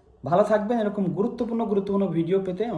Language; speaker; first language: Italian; non-native, fluent; Bangla